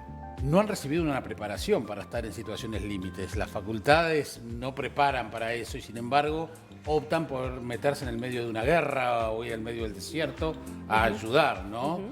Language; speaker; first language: Spanish; native; Spanish